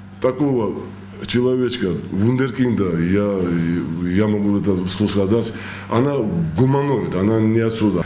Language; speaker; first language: Russian; non-native, local second language; Georgian